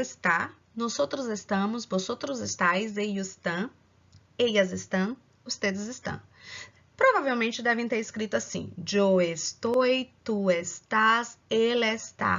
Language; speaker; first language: Spanish; non-native, fluent; Portuguese